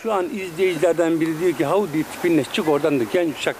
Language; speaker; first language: Turkish; native; Turkish